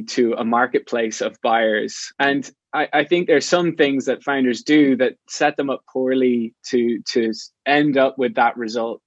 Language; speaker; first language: English; native; English